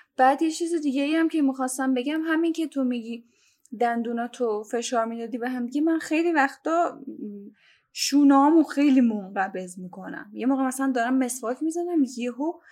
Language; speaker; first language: Persian; native; Persian